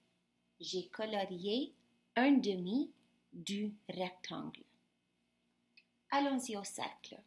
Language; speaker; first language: French; non-native, fluent; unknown